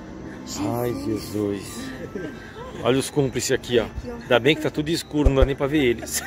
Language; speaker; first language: Portuguese; native; Portuguese